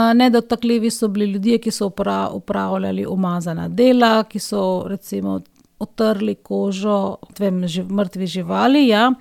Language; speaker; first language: Slovenian; non-native, fluent; Hindi